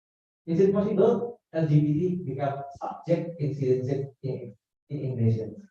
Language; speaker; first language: English; non-native, learner; Indonesian